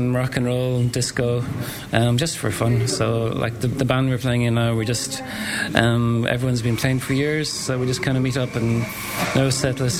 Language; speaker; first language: English; native; English